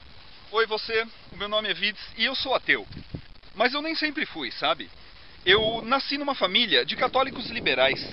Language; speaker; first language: Portuguese; native; Portuguese